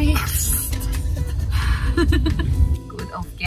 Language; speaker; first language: German; non-native, learner; Korean